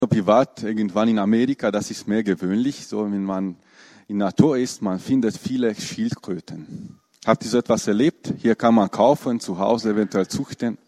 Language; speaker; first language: German; non-native, fluent; Romanian